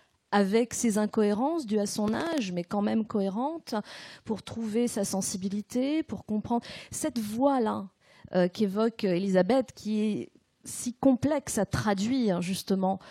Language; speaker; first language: French; native; French